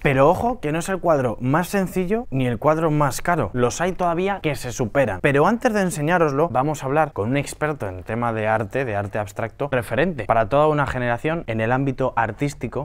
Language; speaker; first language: Spanish; native; Spanish